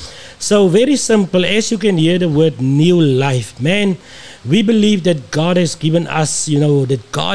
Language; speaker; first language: English; non-native, local second language; Afrikaans